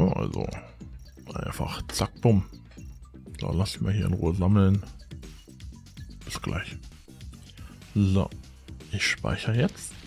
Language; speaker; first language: German; native; German